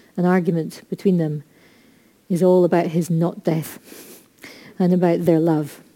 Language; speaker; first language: English; native; English